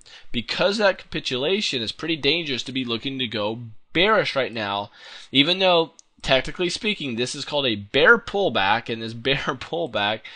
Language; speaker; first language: English; native; English